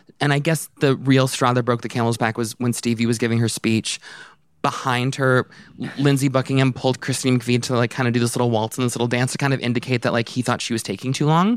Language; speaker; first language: English; native; English